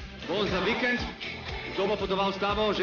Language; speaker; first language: Slovenian; native; Slovenian